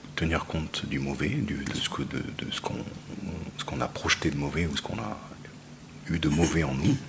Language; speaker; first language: French; native; French